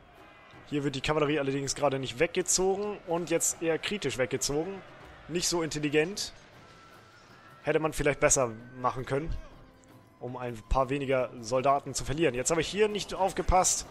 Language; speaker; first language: German; native; German